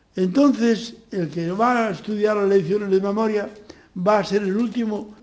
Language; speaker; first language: Spanish; non-native, local second language; Galician